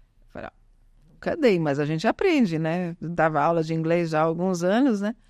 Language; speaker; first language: Portuguese; early bilingual, other home language; Italian